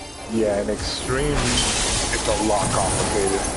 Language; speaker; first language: English; native; English